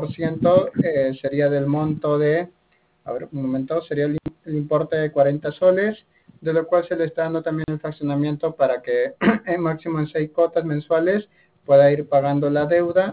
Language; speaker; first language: Spanish; native; Spanish